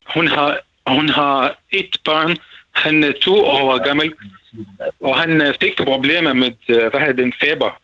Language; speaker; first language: Danish; non-native, learner; Arabic